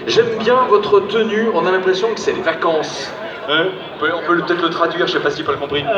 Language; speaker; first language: French; native; French